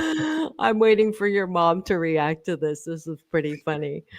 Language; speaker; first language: English; native; English